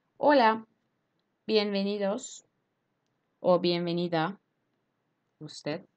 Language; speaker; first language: Spanish; non-native, fluent; Turkish